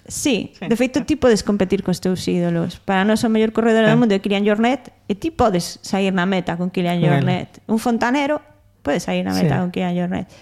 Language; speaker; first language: Galician; non-native, local second language; Spanish